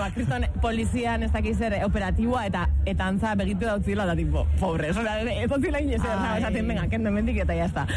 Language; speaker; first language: Basque; native; Basque